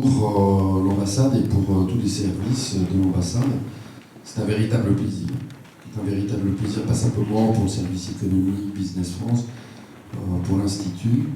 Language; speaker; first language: French; native; French